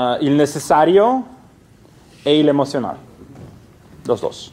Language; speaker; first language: Spanish; non-native, fluent; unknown